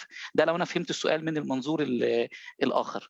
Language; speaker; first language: Arabic; native; Arabic